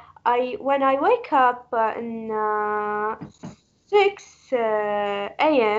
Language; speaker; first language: English; non-native, learner; Arabic